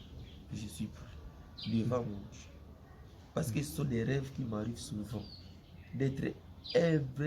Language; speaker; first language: French; non-native, local second language; Nande